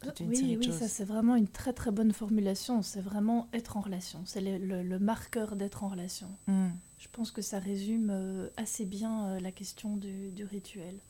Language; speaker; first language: French; native; French